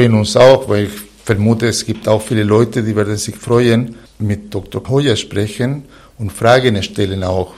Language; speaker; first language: German; non-native, fluent; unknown